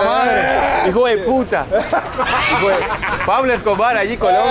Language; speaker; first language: Spanish; non-native, learner; Greek